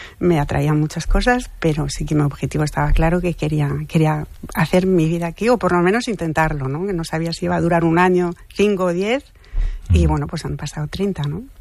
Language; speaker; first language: Spanish; non-native, fluent; French